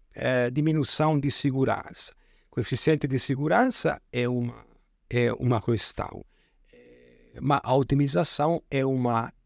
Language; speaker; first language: Portuguese; non-native, fluent; Italian